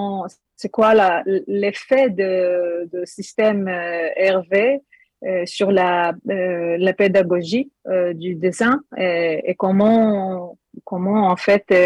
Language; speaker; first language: French; non-native, learner; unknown